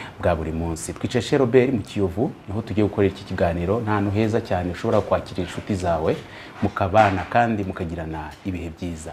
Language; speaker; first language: Kinyarwanda; native; Kinyarwanda